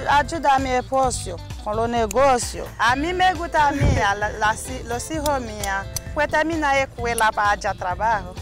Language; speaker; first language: Spanish; non-native, learner; Haitian Creole